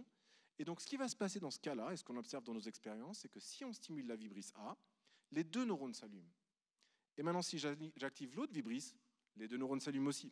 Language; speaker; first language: French; native; French